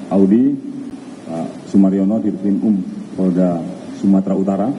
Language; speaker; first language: Indonesian; native; Indonesian